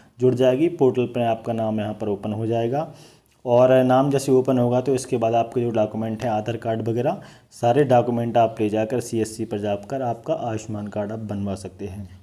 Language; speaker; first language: Hindi; native; Hindi